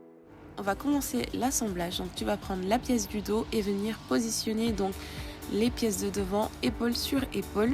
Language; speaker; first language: French; native; French